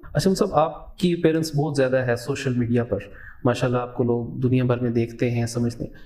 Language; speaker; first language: Urdu; native; Urdu